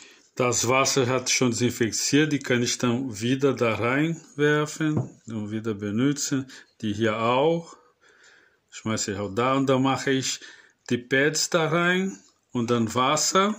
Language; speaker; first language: German; non-native, fluent; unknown